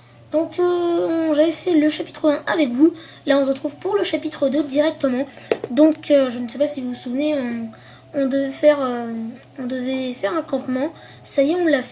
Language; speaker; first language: French; native; French